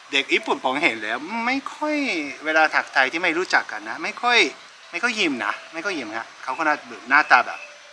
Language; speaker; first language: Thai; non-native, fluent; Japanese